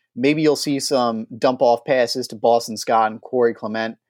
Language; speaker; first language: English; native; English